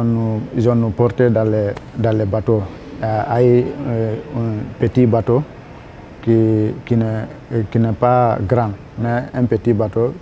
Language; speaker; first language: French; non-native, learner; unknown